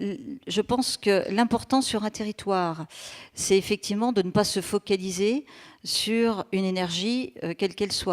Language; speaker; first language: French; native; French